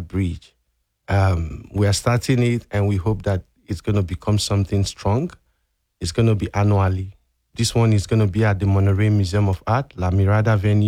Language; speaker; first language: English; non-native, local second language; Igbo